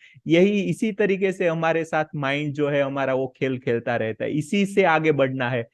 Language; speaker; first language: Hindi; native; Hindi